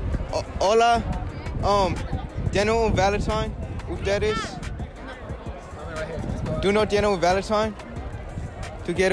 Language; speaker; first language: Spanish; non-native, learner; English